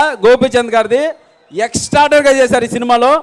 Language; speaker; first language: Telugu; native; Telugu